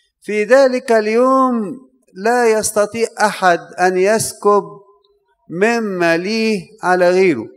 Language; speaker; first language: Arabic; native; Arabic